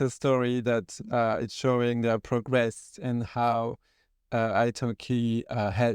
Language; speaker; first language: English; non-native, fluent; French